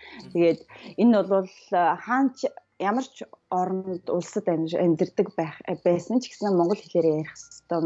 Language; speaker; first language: Mongolian; native; Mongolian